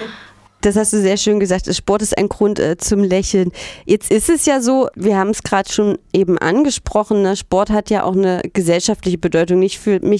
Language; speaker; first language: German; native; German